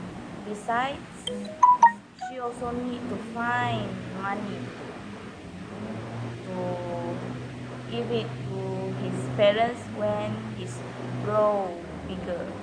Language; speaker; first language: English; non-native, learner; Malay